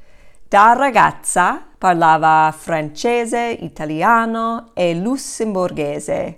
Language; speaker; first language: Italian; non-native, fluent; English